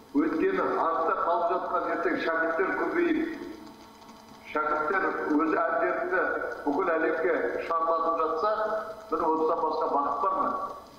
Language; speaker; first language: Kazakh; native; Kazakh